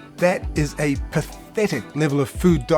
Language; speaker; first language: English; native; English